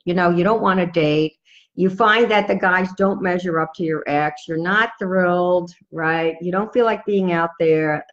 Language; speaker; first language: English; native; English